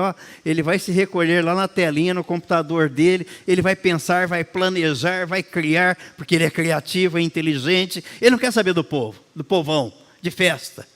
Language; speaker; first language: Portuguese; native; Portuguese